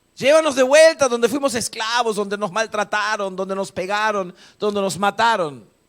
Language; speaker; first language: Spanish; non-native, fluent; German